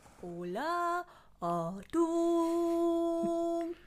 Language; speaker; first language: Spanish; non-native, fluent; Japanese